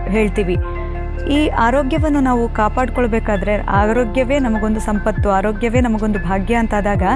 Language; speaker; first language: Kannada; native; Kannada